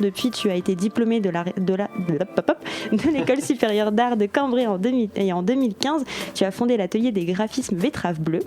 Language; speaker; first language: French; native; French